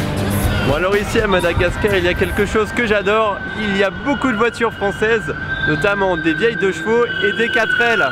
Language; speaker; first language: French; native; French